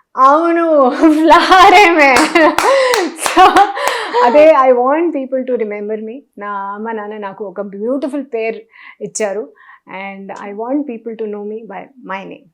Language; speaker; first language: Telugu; non-native, local second language; Hindi